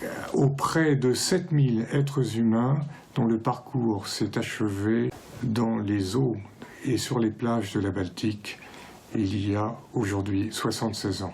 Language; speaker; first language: French; native; French